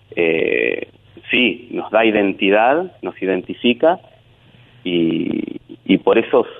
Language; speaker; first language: Spanish; native; Spanish